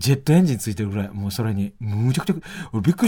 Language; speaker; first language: Japanese; native; Japanese